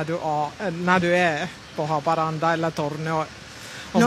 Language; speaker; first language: Swedish; non-native, fluent; Finnish